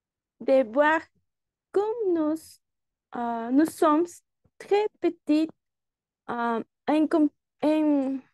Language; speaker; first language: French; non-native, learner; Spanish